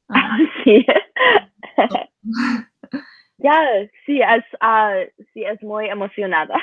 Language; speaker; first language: Spanish; non-native, learner; English